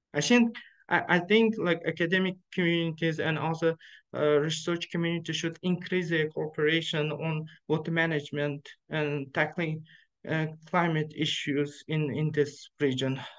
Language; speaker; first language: English; non-native, fluent; Uzbek